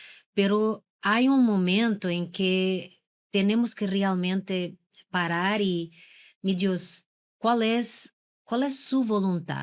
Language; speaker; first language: Spanish; non-native, learner; Portuguese